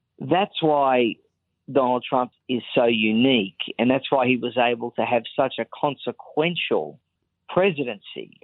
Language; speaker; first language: English; native; English